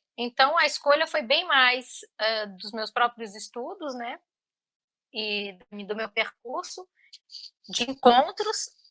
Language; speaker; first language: Portuguese; native; Portuguese